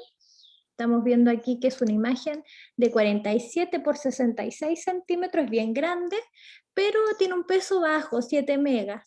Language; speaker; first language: Spanish; native; Spanish